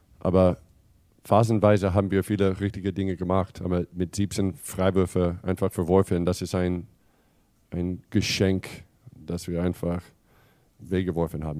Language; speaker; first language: German; non-native, fluent; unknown